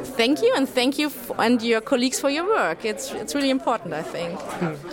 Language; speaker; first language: English; non-native, fluent; German